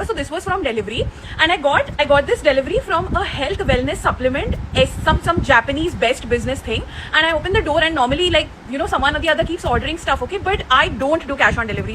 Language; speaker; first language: English; non-native, local second language; Hindi